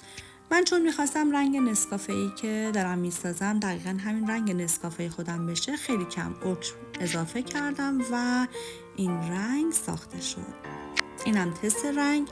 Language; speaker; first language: Persian; native; Persian